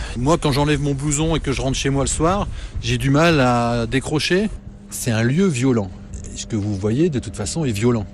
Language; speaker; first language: French; native; French